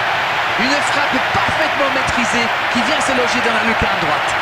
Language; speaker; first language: French; native; French